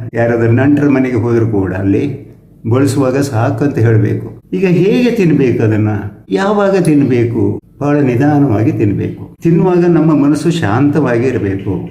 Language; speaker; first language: Kannada; native; Kannada